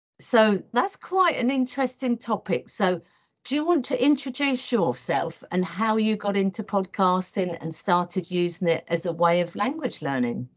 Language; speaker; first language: English; native; English